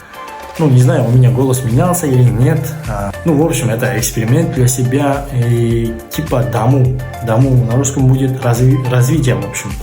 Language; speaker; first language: Russian; non-native, local second language; Kazakh